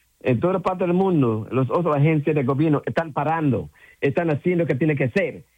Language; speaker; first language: Spanish; non-native, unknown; English